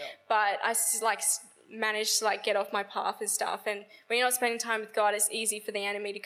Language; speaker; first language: English; native; English